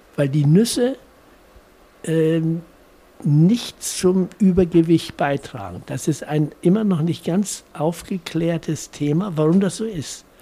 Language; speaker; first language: German; native; German